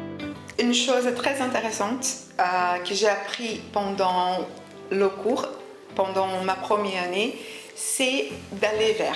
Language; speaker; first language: French; non-native, fluent; Portuguese